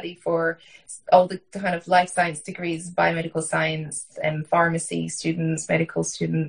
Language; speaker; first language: English; native; English